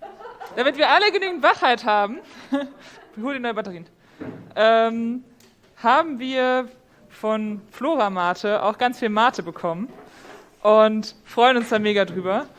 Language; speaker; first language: German; native; German